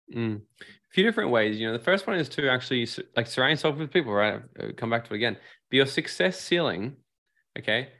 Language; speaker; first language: English; native; English